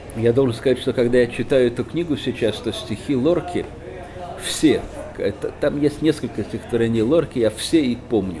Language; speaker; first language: Russian; native; Russian